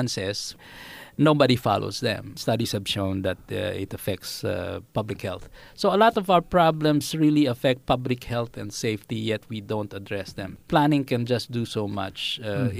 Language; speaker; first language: English; non-native, local second language; Filipino